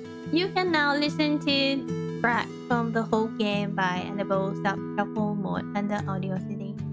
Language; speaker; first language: English; non-native, learner; Thai